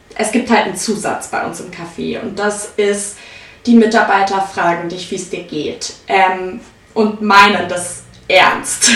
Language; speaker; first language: German; native; German